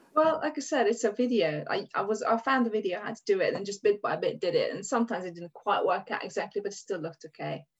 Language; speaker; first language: English; non-native, fluent; Hungarian